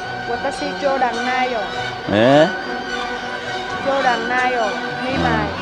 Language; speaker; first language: Japanese; non-native, learner; Vietnamese